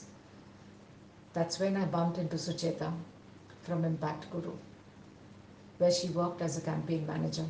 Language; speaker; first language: English; non-native, local second language; Telugu